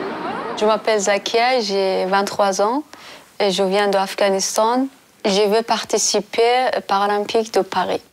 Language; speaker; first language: French; non-native, learner; Persian